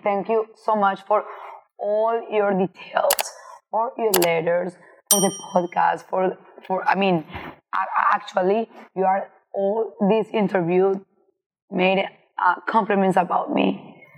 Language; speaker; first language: English; non-native, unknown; Spanish